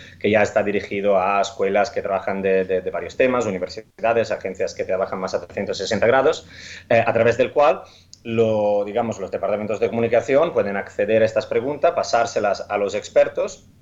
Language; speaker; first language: Spanish; non-native, fluent; Italian